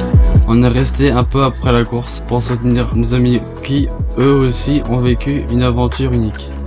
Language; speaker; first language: French; native; French